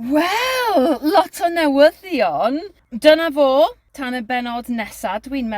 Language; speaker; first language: Welsh; non-native, learner; English